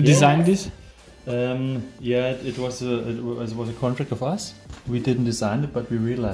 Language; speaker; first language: English; non-native, fluent; German